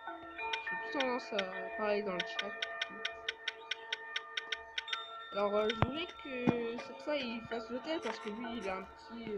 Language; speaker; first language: French; native; French